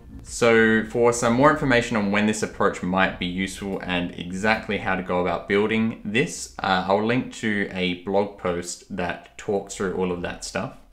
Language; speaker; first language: English; native; English